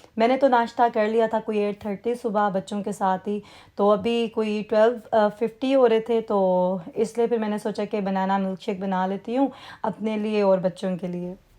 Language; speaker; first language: Urdu; native; Urdu